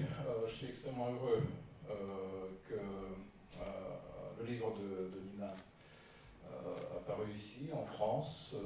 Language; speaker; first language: French; non-native, fluent; Russian